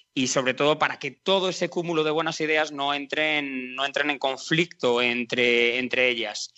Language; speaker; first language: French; non-native, learner; Spanish